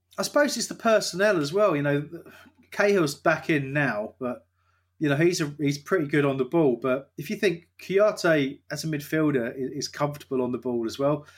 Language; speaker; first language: English; native; English